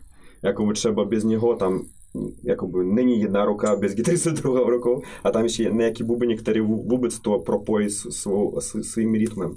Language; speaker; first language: Czech; non-native, learner; Russian